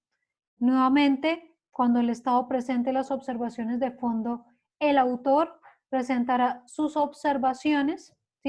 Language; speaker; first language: Spanish; native; Spanish